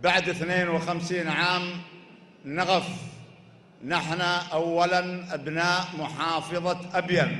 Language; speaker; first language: Arabic; native; Arabic